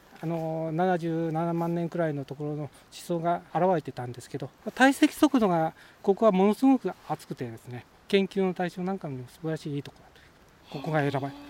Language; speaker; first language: Japanese; native; Japanese